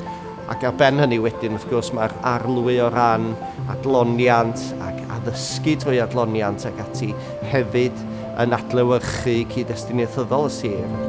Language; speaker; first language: Welsh; native; Welsh